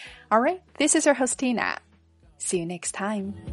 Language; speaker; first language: English; non-native, fluent; Chinese